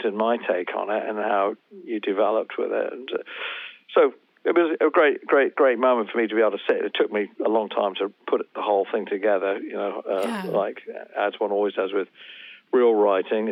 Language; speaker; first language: English; native; English